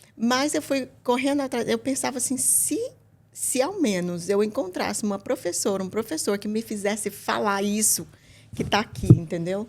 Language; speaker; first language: Portuguese; native; Portuguese